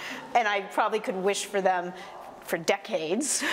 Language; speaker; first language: English; native; English